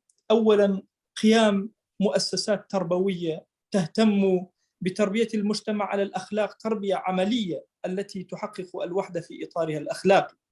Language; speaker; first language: Arabic; non-native, local second language; Kurdish